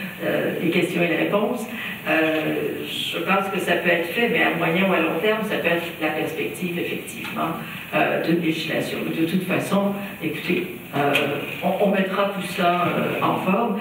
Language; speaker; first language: French; native; French